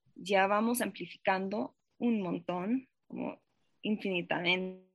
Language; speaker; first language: Spanish; non-native, fluent; English